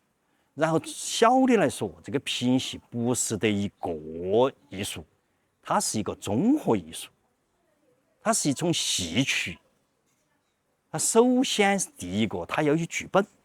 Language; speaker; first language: Chinese; native; Chinese